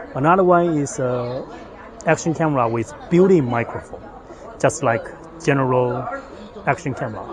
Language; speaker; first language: English; non-native, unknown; Chinese